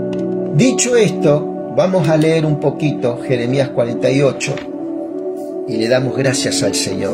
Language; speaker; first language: Spanish; native; Spanish